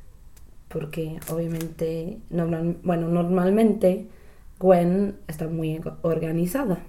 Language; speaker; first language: Spanish; non-native, learner; English